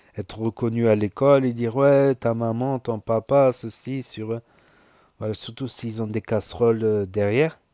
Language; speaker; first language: French; native; French